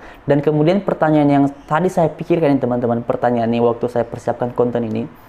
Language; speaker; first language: Indonesian; native; Indonesian